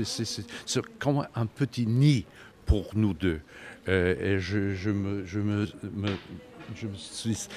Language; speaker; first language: French; non-native, learner; English